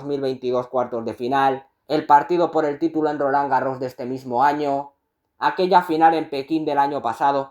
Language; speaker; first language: Spanish; native; Spanish